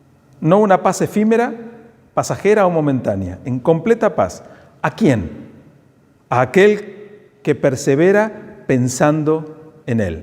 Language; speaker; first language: Spanish; native; Spanish